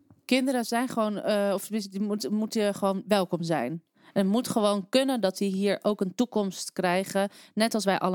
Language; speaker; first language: Dutch; native; Dutch